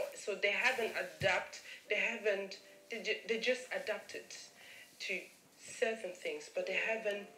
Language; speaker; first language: English; early bilingual, other home language; German